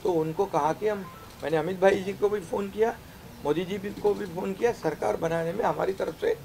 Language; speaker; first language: Hindi; non-native, local second language; Marathi